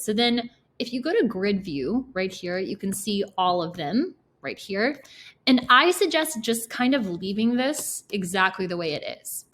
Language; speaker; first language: English; native; English